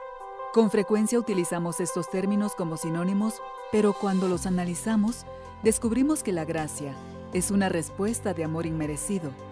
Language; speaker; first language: Spanish; native; Spanish